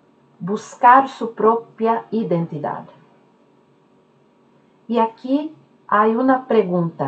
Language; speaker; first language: Spanish; non-native, fluent; Norwegian